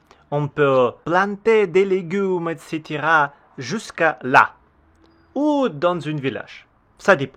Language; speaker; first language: French; non-native, learner; Russian